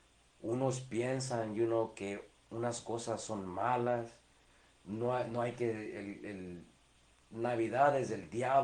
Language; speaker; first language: Spanish; early bilingual, heritage; Spanish